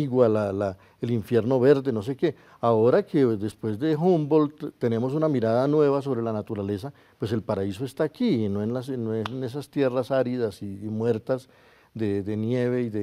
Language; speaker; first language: Spanish; native; Spanish